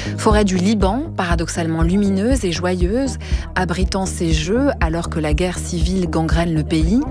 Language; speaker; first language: French; native; French